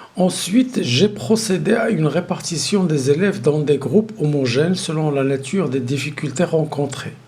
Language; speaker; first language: French; non-native, local second language; Arabic